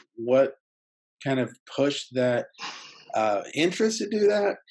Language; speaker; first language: English; early bilingual, other home language; Spanish